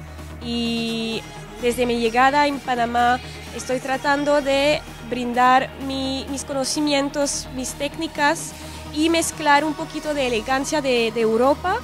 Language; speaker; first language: Spanish; non-native, fluent; French